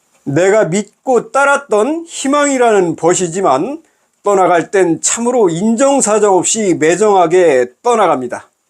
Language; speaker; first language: Korean; native; Korean